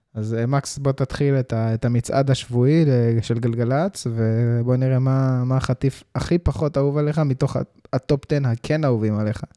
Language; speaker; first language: Hebrew; early bilingual, heritage; Hebrew